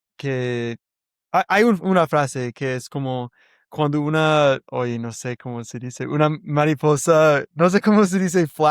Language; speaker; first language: Spanish; non-native, learner; English